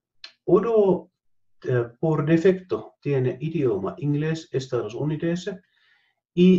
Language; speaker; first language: Spanish; non-native, fluent; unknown